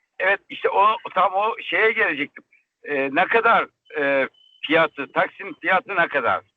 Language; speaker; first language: Turkish; native; Turkish